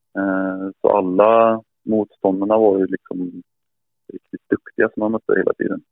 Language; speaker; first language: Swedish; native; Swedish